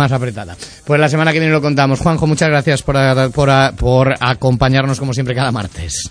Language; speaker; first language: Spanish; native; Spanish